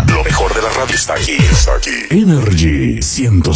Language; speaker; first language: Spanish; native; Spanish